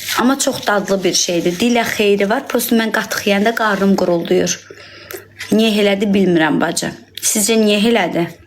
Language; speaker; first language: Azerbaijani; native; Azerbaijani